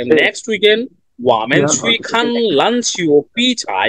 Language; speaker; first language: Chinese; non-native, fluent; Bangla